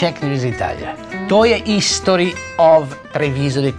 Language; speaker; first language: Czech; non-native, learner; Italian